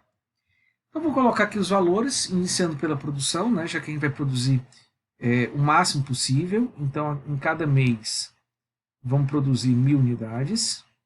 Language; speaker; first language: Portuguese; native; Portuguese